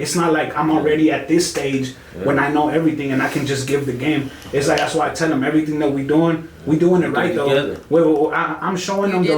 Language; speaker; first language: English; native; English